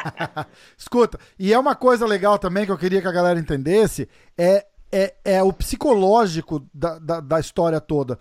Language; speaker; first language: Portuguese; native; Portuguese